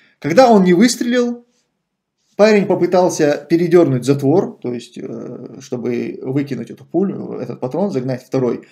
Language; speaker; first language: Russian; non-native, local second language; Chechen